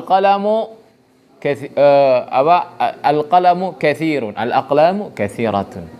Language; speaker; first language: Arabic; non-native, fluent; Indonesian